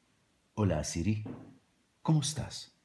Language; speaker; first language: Spanish; non-native, learner; Portuguese